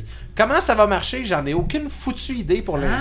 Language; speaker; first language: French; native; French